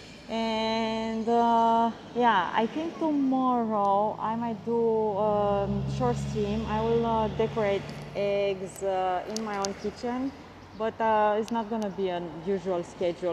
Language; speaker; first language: English; non-native, fluent; Romanian